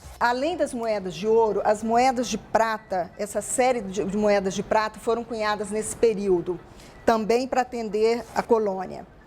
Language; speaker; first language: Portuguese; native; Portuguese